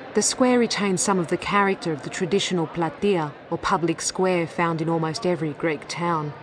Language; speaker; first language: English; early bilingual, other home language; Greek